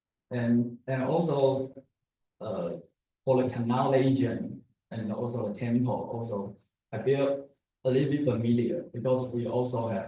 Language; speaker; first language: English; non-native, learner; Chinese